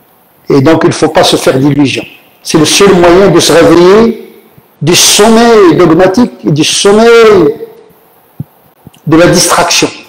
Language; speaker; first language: French; native; French